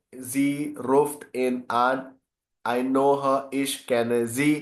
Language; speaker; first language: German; non-native, fluent; Hindi